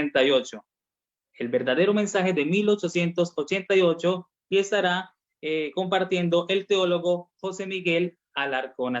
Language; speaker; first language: Spanish; native; Spanish